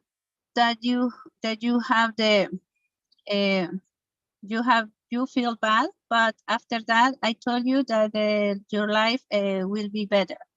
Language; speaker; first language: English; non-native, learner; Spanish